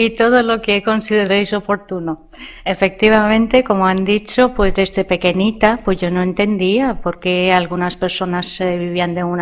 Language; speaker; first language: Spanish; non-native, fluent; Persian